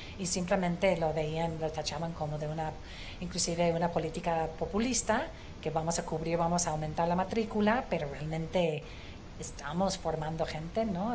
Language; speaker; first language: Spanish; non-native, fluent; English